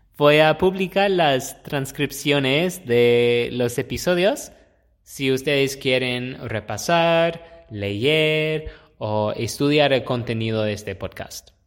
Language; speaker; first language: Spanish; non-native, fluent; English